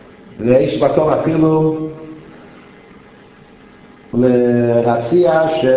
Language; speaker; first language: Hebrew; non-native, fluent; English